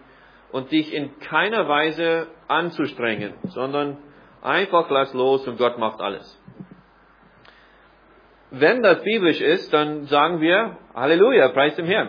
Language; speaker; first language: German; non-native, fluent; English